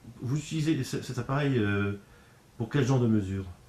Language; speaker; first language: French; native; French